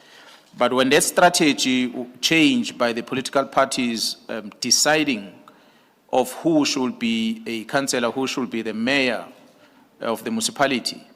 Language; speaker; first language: English; non-native, local second language; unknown